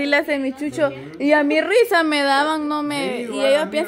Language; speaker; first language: Spanish; native; Spanish